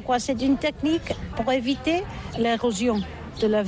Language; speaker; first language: French; non-native, learner; Catalan